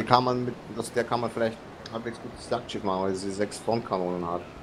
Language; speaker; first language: German; native; German